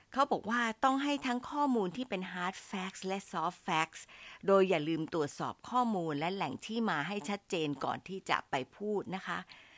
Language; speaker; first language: Thai; native; Thai